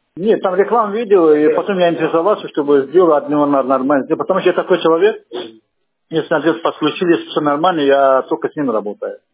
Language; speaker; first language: Russian; non-native, fluent; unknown